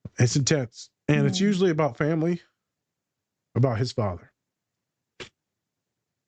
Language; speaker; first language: English; native; English